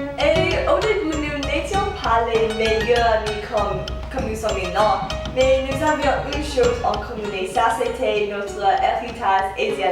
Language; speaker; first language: French; non-native, learner; English